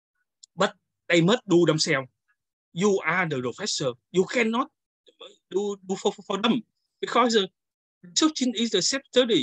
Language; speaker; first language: English; non-native, learner; Vietnamese